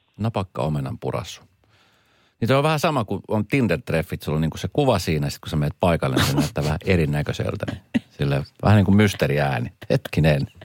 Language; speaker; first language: Finnish; native; Finnish